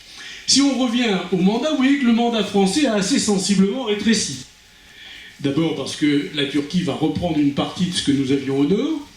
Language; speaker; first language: French; native; French